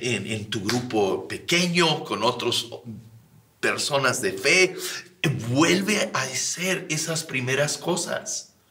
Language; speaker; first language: Spanish; native; Spanish